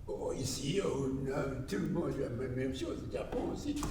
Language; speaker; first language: French; non-native, learner; Japanese